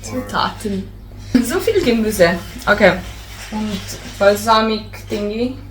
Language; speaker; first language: German; non-native, learner; Slovenian